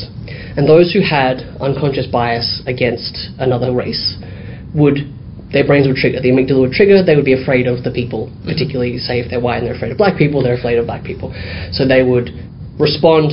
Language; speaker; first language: English; native; English